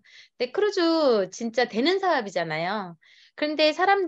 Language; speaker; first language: Korean; native; Korean